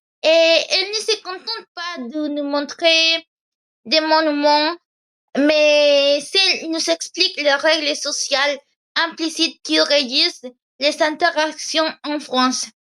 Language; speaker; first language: French; non-native, learner; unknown